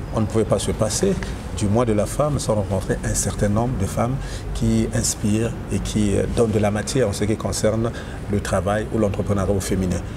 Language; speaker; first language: French; non-native, local second language; Lingala